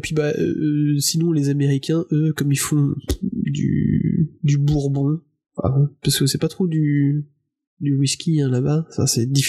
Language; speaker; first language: French; native; French